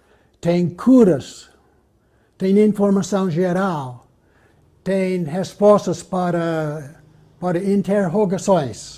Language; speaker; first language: Portuguese; non-native, fluent; English